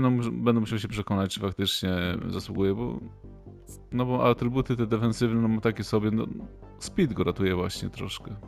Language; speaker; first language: Polish; native; Polish